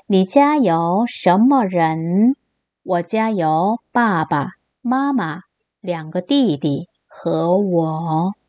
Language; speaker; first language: Chinese; non-native, fluent; Korean